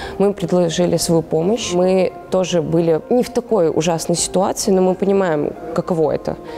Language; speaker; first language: Russian; native; Russian